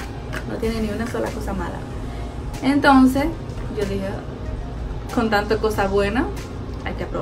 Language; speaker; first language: Spanish; early bilingual, heritage; Spanish